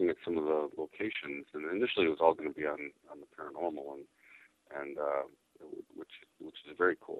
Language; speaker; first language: English; native; English